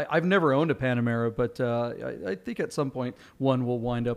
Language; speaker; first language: English; native; English